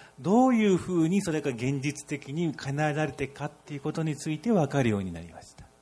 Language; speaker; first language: Japanese; non-native, fluent; Odia